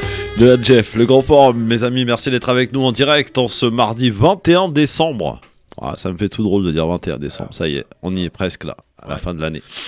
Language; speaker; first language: French; native; French